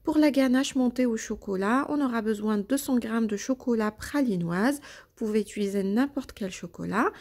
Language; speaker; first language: French; non-native, local second language; Arabic